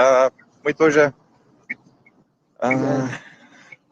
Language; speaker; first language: Russian; non-native, local second language; Kyrgyz